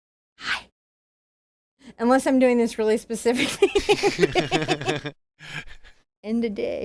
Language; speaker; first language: English; native; English